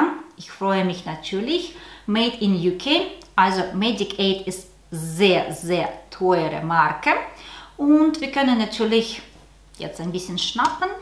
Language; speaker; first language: German; non-native, learner; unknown